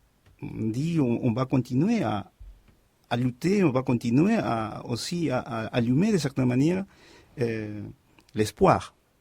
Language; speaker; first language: French; non-native, fluent; Spanish